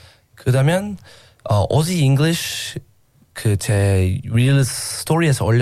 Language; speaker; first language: Korean; non-native, learner; English